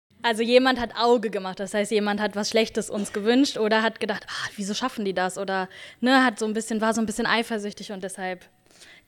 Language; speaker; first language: German; native; German